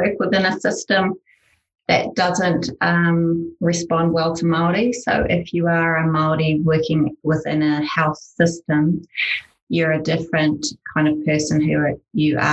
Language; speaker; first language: English; native; English